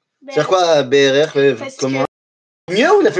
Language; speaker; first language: French; native; French